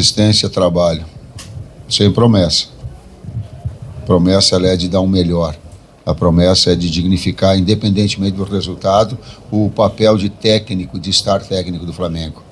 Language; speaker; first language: Portuguese; native; Portuguese